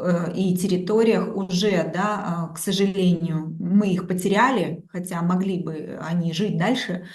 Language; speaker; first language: Russian; native; Russian